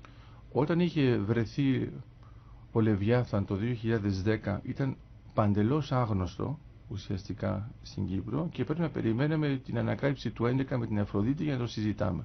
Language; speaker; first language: Greek; native; Greek